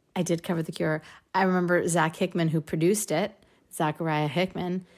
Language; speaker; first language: English; native; English